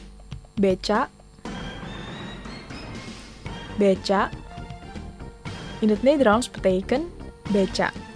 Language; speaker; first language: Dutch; non-native, fluent; Indonesian